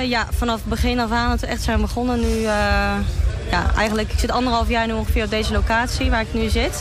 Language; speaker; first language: Dutch; native; Dutch